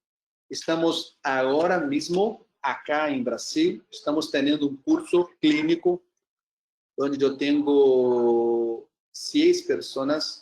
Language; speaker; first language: Spanish; non-native, learner; Portuguese